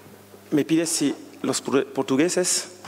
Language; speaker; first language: Spanish; non-native, learner; French